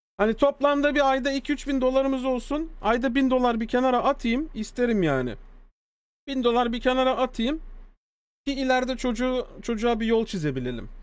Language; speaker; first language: Turkish; early bilingual, heritage; Turkish